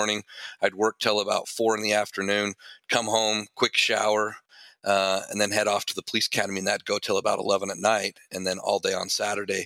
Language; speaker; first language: English; native; English